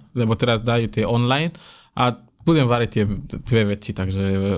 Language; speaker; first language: Slovak; non-native, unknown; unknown